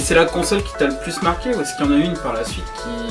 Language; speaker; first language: French; native; French